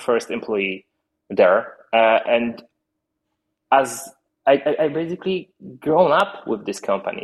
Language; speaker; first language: English; non-native, fluent; Polish